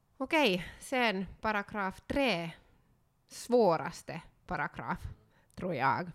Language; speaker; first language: Swedish; non-native, local second language; Finnish